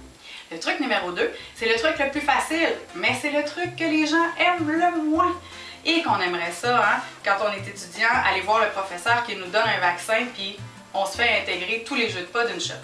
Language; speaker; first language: French; native; French